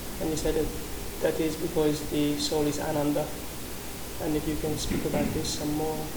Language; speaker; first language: English; non-native, fluent; Hungarian